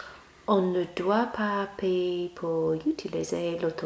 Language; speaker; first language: French; non-native, learner; English